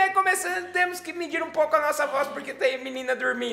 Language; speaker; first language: Portuguese; native; Portuguese